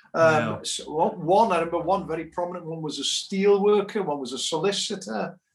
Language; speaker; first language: English; native; English